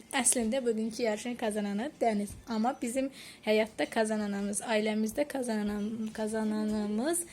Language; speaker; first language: Turkish; early bilingual, heritage; Turkish